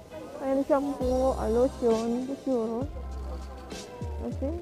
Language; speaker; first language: Spanish; non-native, learner; Filipino